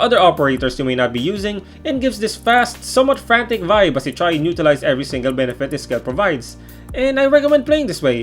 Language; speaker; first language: English; native; English